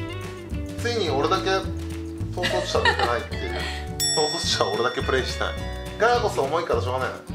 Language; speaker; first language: Japanese; native; Japanese